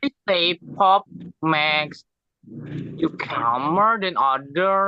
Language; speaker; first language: English; non-native, learner; Indonesian